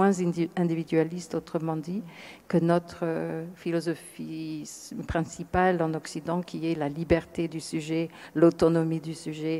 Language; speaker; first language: French; non-native, fluent; English